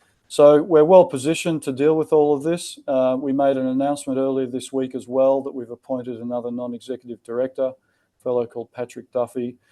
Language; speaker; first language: English; native; English